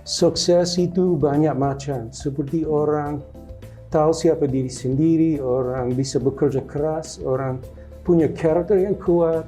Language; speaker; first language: Indonesian; non-native, local second language; English